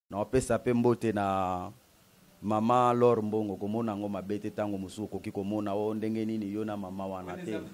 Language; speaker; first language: Lingala; non-native, local second language; Kongo